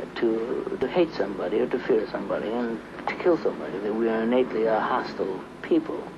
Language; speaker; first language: English; native; English